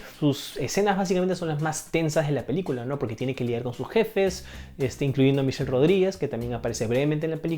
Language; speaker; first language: Spanish; native; Spanish